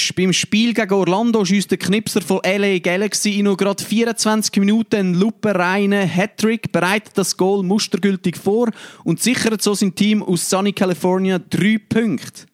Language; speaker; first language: German; native; German